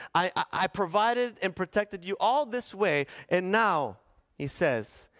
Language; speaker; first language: English; early bilingual, other home language; Spanish